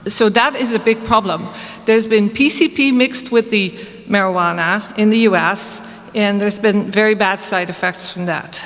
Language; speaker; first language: English; non-native, fluent; Dutch